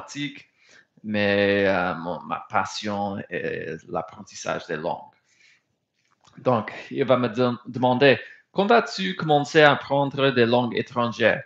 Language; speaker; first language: French; non-native, fluent; English